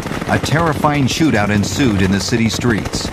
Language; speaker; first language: English; native; English